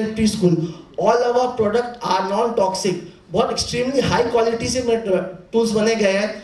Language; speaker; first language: Hindi; non-native, local second language; Bangla